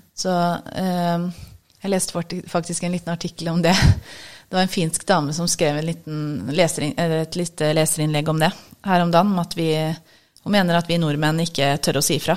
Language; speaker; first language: Norwegian; native; Norwegian